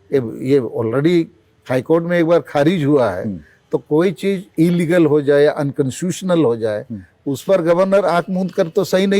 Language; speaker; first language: Hindi; non-native, local second language; Santali